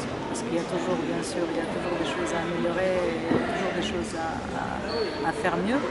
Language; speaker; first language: French; non-native, fluent; Serbian